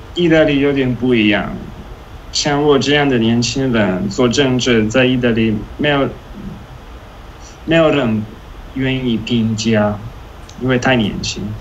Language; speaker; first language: Chinese; non-native, fluent; Italian